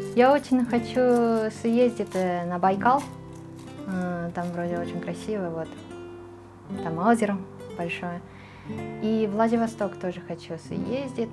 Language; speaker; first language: Russian; non-native, fluent; Japanese